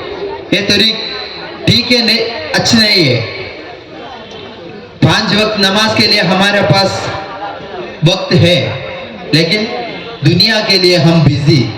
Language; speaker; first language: Hindi; non-native, local second language; Malayalam